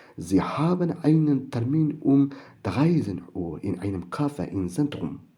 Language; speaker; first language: German; non-native, learner; Turkish